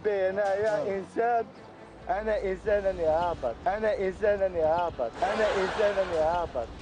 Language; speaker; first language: Arabic; native; Arabic